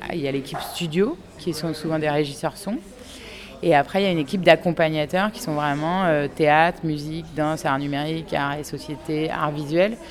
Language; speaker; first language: French; native; French